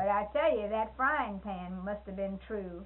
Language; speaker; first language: English; native; English